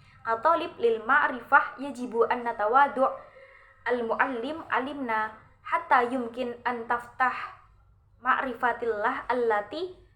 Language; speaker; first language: Arabic; non-native, learner; Indonesian